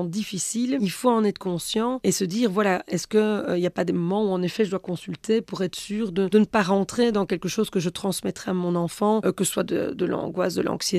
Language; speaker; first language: French; native; French